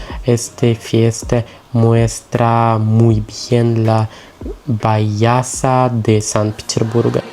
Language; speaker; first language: Spanish; non-native, learner; Russian